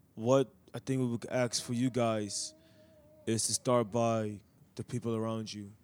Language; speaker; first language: English; native; English